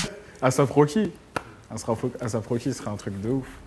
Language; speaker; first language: French; native; French